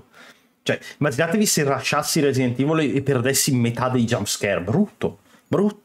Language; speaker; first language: Italian; native; Italian